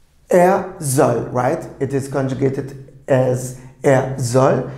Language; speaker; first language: English; non-native, fluent; Turkish